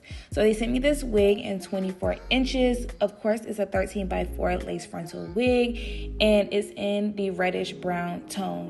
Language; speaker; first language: English; native; English